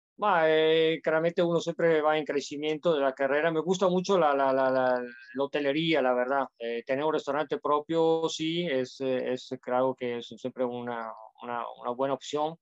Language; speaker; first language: Spanish; non-native, fluent; Italian